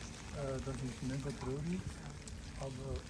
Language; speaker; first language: German; non-native, learner; Tibetan